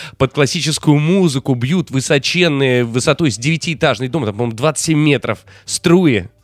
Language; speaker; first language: Russian; native; Russian